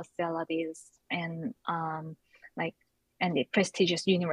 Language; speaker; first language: English; non-native, fluent; Korean